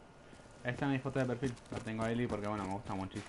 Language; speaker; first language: Spanish; native; Spanish